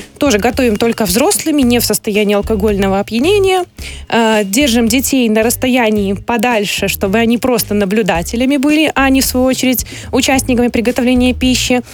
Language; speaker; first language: Russian; native; Russian